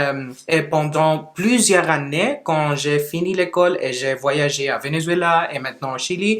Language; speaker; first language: French; non-native, local second language; Spanish